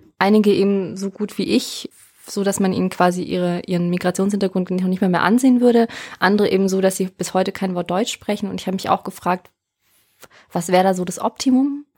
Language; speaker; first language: German; early bilingual, other home language; Russian